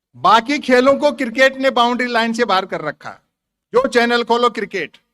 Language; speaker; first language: Hindi; native; Hindi